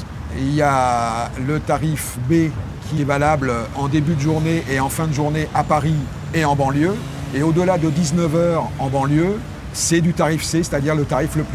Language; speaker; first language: French; native; French